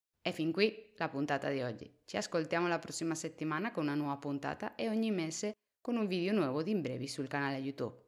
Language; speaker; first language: Italian; non-native, fluent; Spanish